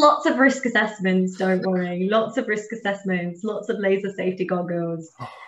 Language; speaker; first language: English; native; English